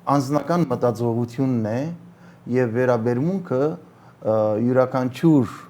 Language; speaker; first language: Armenian; early bilingual, heritage; Armenian